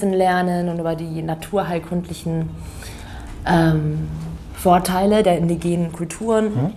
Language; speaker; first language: German; early bilingual, other home language; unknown